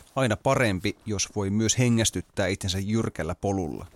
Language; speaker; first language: Finnish; native; Finnish